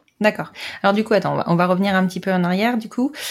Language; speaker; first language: French; native; French